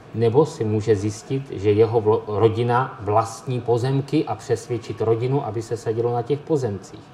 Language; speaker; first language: Czech; native; Czech